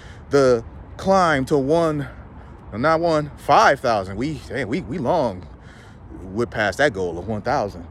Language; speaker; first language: English; native; English